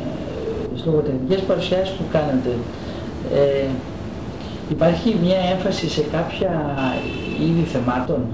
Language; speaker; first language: Greek; native; Greek